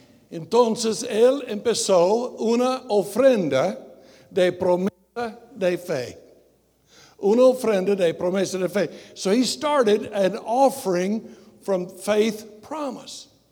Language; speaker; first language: Spanish; non-native, fluent; English